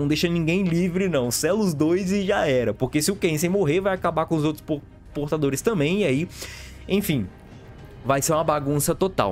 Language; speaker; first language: Portuguese; native; Portuguese